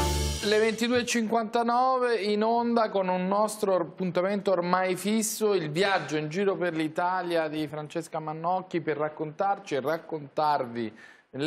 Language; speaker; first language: Italian; native; Italian